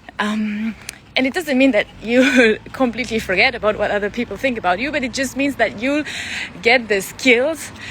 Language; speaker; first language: English; non-native, fluent; French